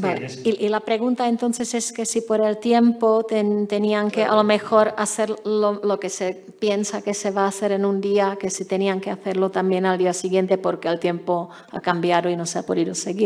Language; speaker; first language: Spanish; non-native, fluent; Czech